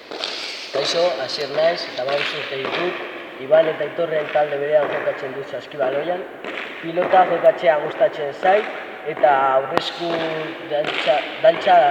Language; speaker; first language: Basque; non-native, local second language; Spanish